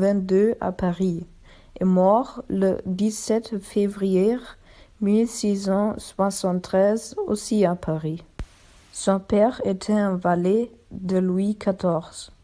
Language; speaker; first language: French; non-native, learner; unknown